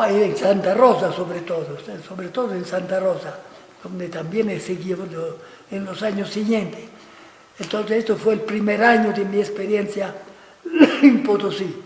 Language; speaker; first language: Spanish; non-native, fluent; Italian